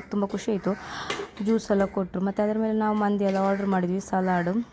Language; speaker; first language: Kannada; non-native, local second language; Tulu